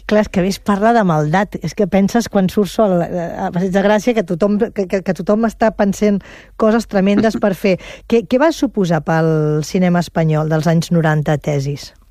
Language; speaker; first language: Catalan; native; Catalan